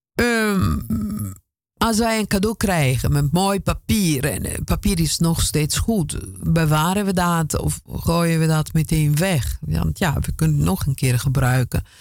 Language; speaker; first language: Dutch; non-native, fluent; Italian